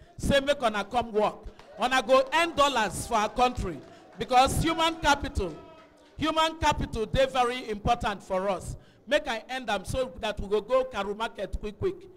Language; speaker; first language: Nigerian Pidgin; non-native, local second language; Igbo